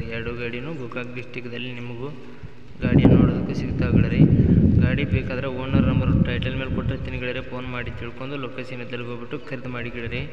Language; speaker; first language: Kannada; native; Kannada